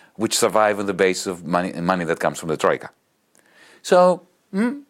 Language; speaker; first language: English; non-native, fluent; Greek